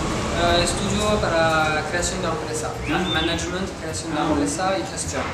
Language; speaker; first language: Spanish; non-native, fluent; French